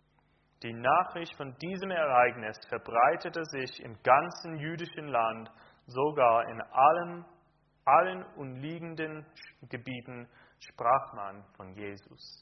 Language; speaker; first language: German; non-native, fluent; English